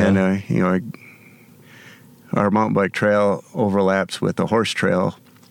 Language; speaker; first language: English; native; English